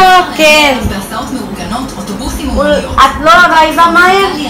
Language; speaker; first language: Hebrew; non-native, learner; Nepali